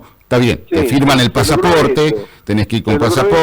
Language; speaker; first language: Spanish; native; Spanish